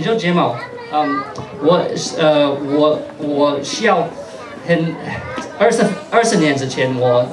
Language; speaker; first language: Chinese; non-native, fluent; English